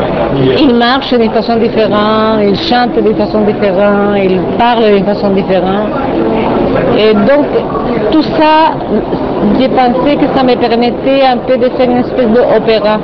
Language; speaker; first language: French; non-native, fluent; Spanish